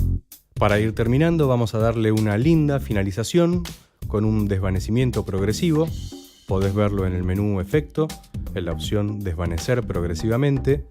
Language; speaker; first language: Spanish; native; Spanish